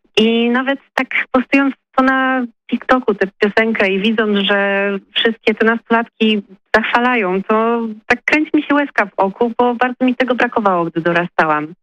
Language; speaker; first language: Polish; native; Polish